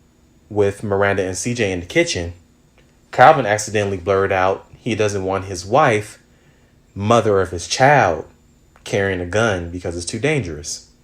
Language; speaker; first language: English; native; English